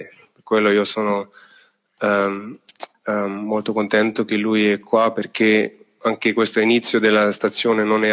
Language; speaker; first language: Italian; non-native, fluent; German